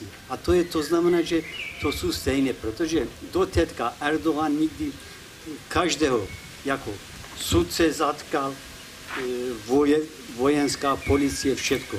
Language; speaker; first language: Czech; non-native, fluent; Kurdish